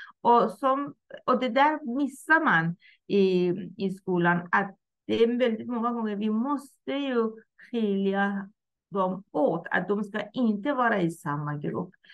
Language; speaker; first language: Swedish; non-native, fluent; Persian